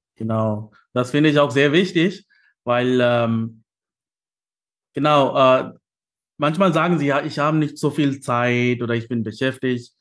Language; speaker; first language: German; non-native, fluent; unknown